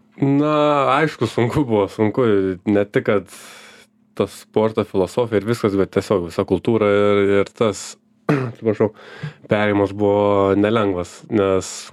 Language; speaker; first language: Lithuanian; native; Lithuanian